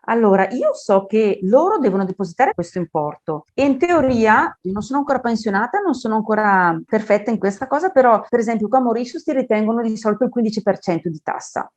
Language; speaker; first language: Italian; native; Italian